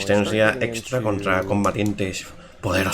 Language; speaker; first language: Spanish; native; Spanish